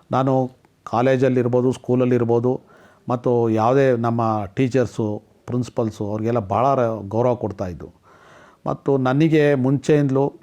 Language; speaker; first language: Kannada; non-native, local second language; Telugu